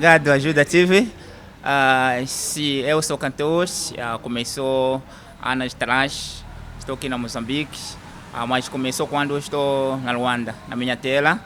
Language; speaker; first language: Portuguese; non-native, learner; Kinyarwanda